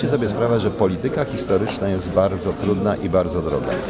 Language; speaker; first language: Polish; native; Polish